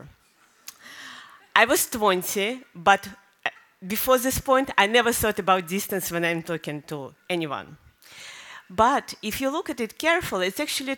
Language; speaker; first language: English; non-native, fluent; Russian